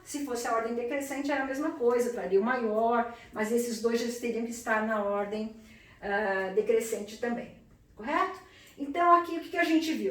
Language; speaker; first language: Portuguese; native; Portuguese